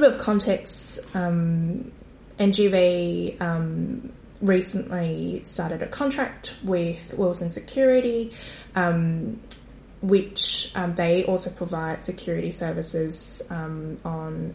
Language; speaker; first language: English; non-native, local second language; Cantonese